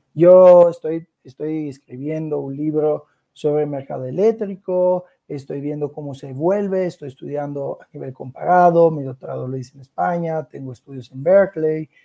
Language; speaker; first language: Spanish; non-native, fluent; Italian